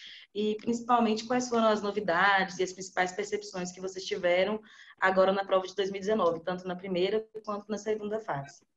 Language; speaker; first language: Portuguese; native; Portuguese